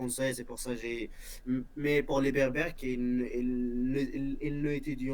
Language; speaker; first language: French; non-native, local second language; Berber languages